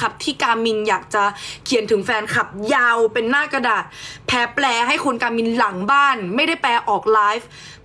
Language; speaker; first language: Thai; native; Thai